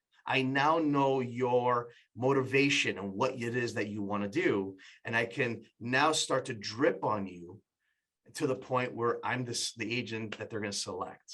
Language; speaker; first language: English; native; English